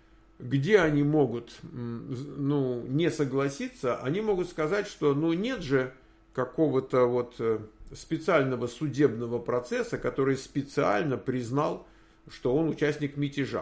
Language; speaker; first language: Russian; native; Russian